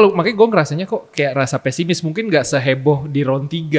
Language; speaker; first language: Indonesian; native; Indonesian